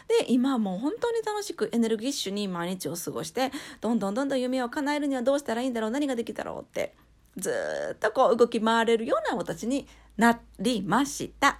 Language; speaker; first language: Japanese; native; Japanese